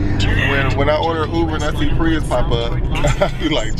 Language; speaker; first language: English; native; English